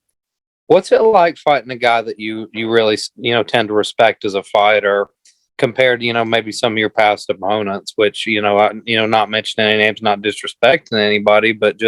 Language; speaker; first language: English; native; English